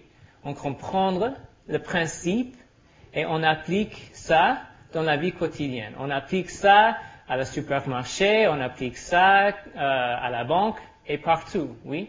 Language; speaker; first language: French; non-native, learner; English